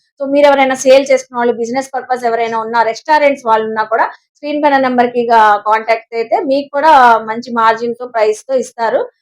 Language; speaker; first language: Telugu; native; Telugu